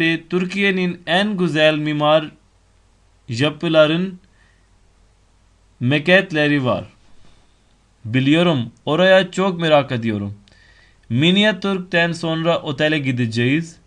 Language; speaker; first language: Turkish; non-native, fluent; Urdu